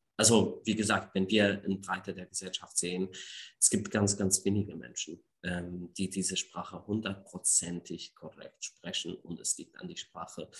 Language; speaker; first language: German; non-native, fluent; Arabic